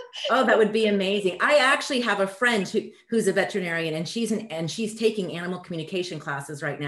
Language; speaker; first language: English; early bilingual, other home language; French